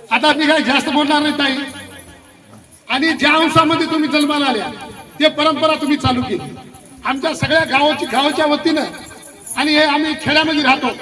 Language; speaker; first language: Marathi; non-native, local second language; Lambadi